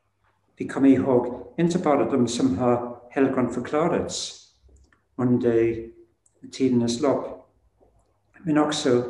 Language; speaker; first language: Swedish; non-native, fluent; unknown